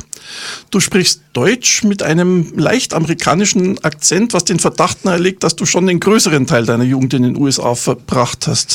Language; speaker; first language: German; native; German